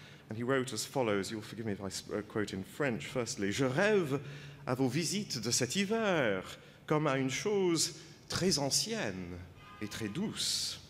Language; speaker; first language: French; non-native, fluent; English